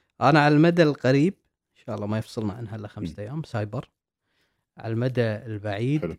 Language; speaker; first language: Arabic; native; Arabic